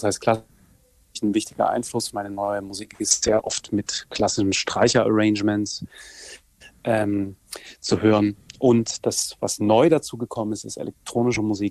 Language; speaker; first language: German; native; German